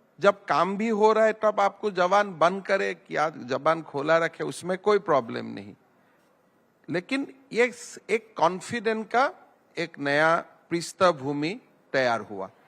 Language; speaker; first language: Hindi; non-native, local second language; Assamese